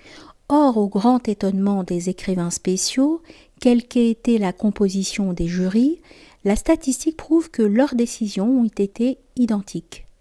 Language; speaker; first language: French; native; French